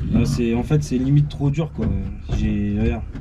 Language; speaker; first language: French; native; French